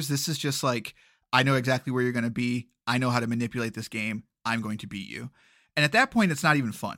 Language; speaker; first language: English; native; English